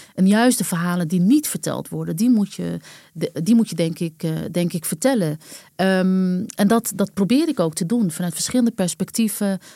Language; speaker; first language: Dutch; early bilingual, other home language; Arabic